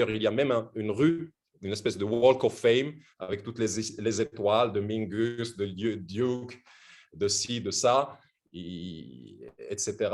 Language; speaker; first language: French; non-native, local second language; Arabic